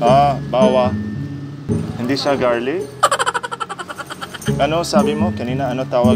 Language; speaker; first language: Filipino; non-native, learner; Arabic